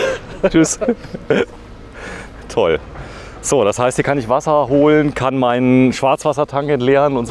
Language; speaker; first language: German; native; German